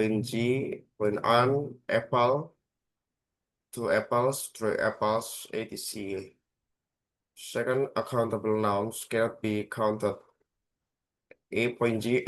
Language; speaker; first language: English; non-native, learner; Indonesian